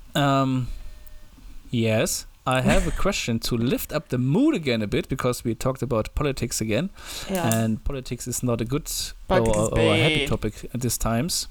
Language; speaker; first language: English; non-native, fluent; German